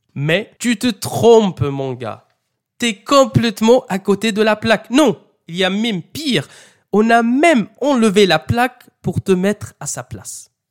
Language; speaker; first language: French; non-native, fluent; Arabic